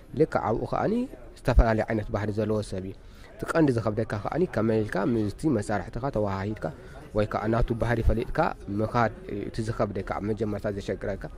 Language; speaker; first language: Tigrinya; native; Tigrinya